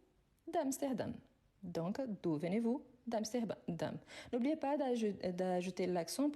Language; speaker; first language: French; non-native, fluent; Arabic